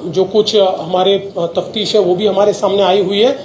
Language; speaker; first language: Hindi; non-native, local second language; Marathi